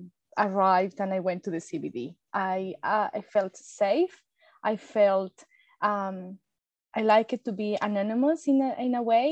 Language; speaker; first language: English; non-native, fluent; Spanish